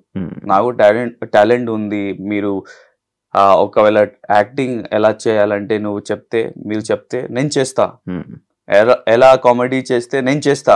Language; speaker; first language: Telugu; non-native, local second language; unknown